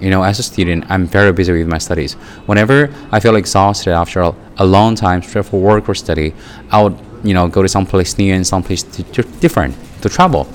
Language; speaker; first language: English; non-native, fluent; Chinese